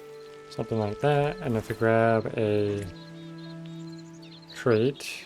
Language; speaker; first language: English; native; English